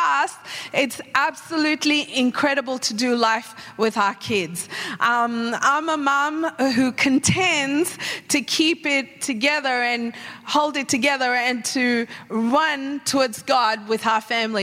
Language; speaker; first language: English; non-native, local second language; Sinhala